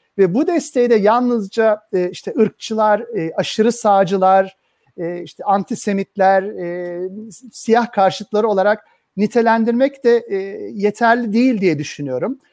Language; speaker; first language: Turkish; native; Turkish